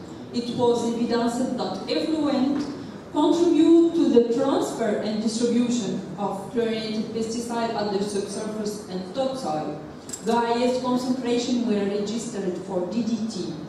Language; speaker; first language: English; non-native, local second language; Arabic